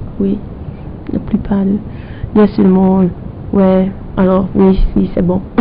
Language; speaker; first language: French; non-native, fluent; English